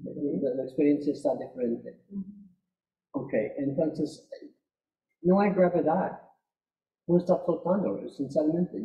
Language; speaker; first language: Spanish; non-native, fluent; English